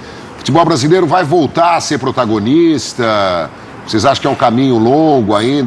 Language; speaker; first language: Portuguese; native; Portuguese